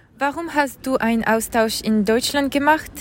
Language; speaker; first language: German; non-native, learner; French